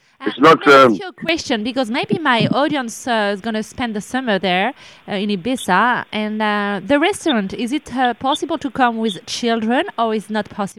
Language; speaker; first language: English; non-native, learner; French